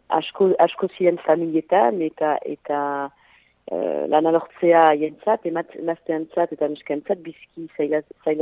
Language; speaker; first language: Basque; non-native, local second language; French